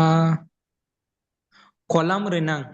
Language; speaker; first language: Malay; non-native, learner; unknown